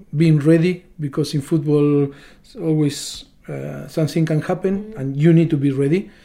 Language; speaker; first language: English; non-native, learner; Spanish